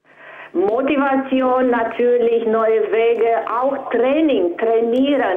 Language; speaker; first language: German; non-native, fluent; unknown